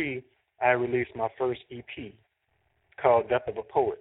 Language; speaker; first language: English; native; English